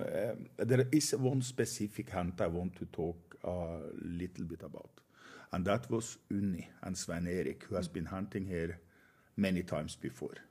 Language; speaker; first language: English; non-native, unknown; Norwegian